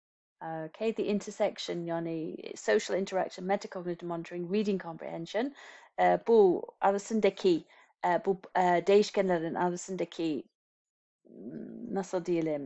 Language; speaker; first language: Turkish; non-native, fluent; English